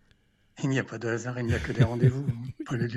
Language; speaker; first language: French; native; French